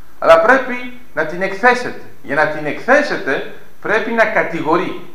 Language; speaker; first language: Greek; early bilingual, heritage; Greek